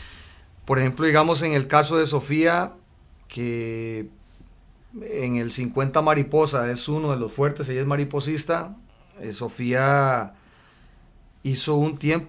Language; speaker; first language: Spanish; native; Spanish